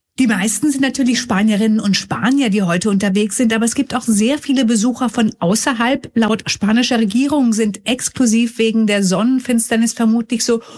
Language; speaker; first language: German; native; German